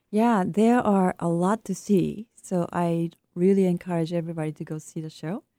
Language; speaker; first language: English; non-native, fluent; Japanese